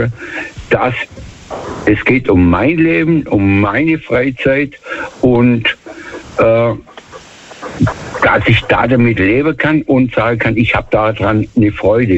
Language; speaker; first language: German; native; German